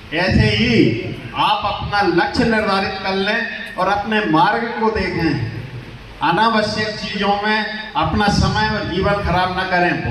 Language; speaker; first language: Hindi; native; Hindi